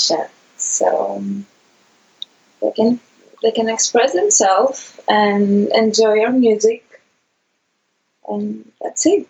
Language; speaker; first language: English; non-native, learner; Greek